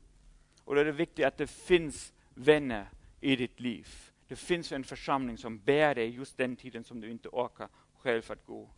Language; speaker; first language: Swedish; non-native, fluent; German